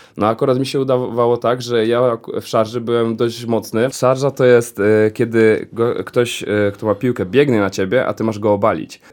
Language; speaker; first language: Polish; early bilingual, heritage; Polish